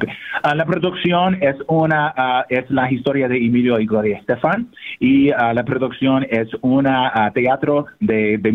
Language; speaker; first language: Spanish; non-native, learner; English